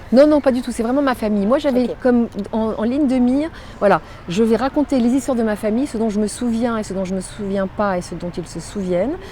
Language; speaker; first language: French; native; French